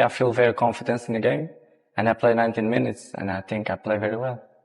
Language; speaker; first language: English; non-native, fluent; Portuguese